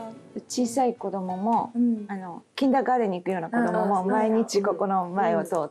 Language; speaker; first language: Japanese; native; Japanese